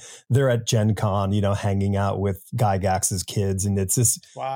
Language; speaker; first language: English; native; English